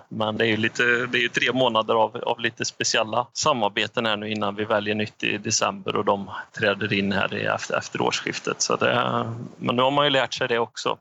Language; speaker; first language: Swedish; native; Swedish